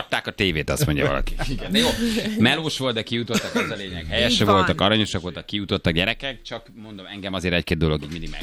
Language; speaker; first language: Hungarian; native; Hungarian